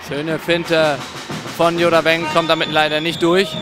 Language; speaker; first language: German; native; German